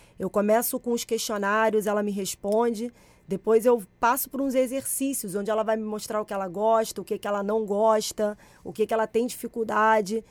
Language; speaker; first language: Portuguese; early bilingual, other home language; Spanish